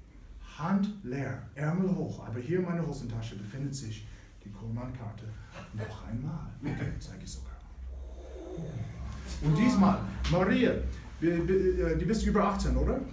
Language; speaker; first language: German; non-native, fluent; English